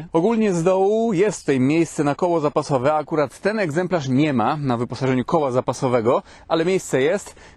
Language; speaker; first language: Polish; native; Polish